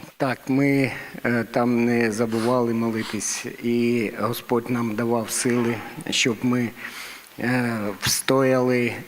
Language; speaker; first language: Ukrainian; non-native, local second language; Russian